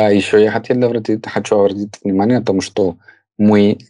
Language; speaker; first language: Russian; non-native, fluent; Spanish